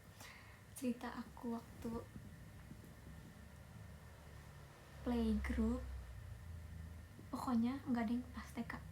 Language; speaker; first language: Indonesian; native; Indonesian